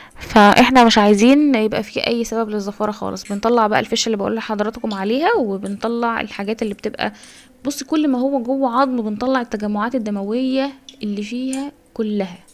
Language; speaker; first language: Arabic; native; Arabic